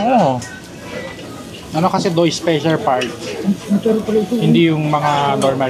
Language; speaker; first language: Filipino; non-native, learner; Korean